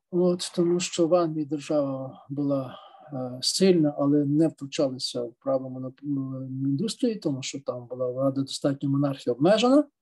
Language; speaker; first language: Ukrainian; native; Ukrainian